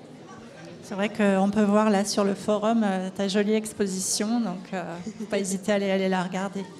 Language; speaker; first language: French; native; French